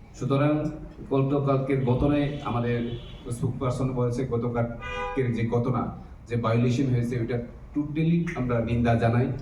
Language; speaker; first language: Bangla; non-native, local second language; Kok Borok